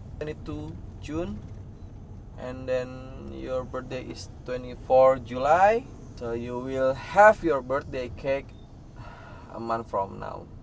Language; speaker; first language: English; non-native, fluent; Indonesian